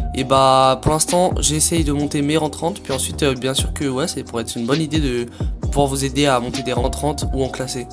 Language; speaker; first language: French; native; French